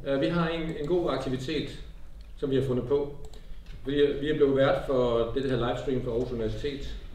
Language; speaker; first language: Danish; native; Danish